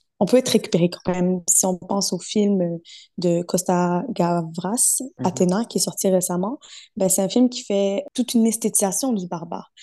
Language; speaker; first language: French; early bilingual, other home language; Arabic